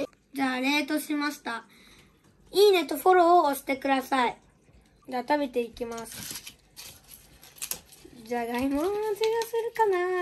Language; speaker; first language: Japanese; early bilingual, other home language; Russian